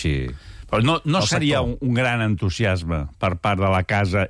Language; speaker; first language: Catalan; native; Catalan